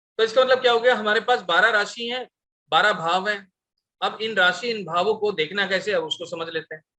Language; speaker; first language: Hindi; non-native, local second language; Bangla